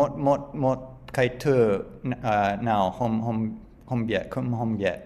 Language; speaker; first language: Vietnamese; non-native, learner; English